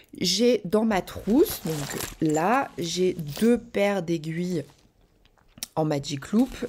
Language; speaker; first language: French; native; French